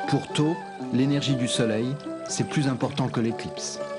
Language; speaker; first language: French; native; French